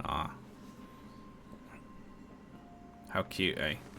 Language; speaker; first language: English; native; English